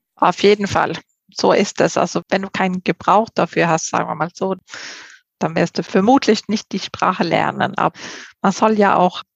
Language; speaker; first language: German; non-native, fluent; Swedish